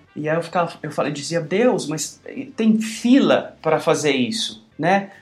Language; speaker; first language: Portuguese; native; Portuguese